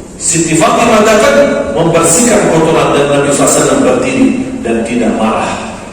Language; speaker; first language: Malay; non-native, fluent; Arabic